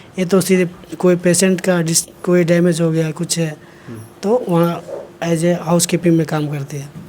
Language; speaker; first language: Hindi; native; Hindi